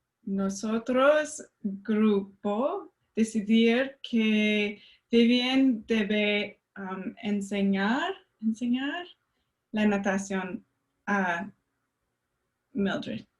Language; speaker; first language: Spanish; non-native, learner; French